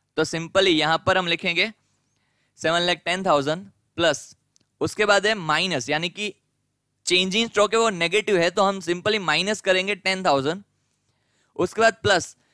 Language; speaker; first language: Hindi; non-native, local second language; Gujarati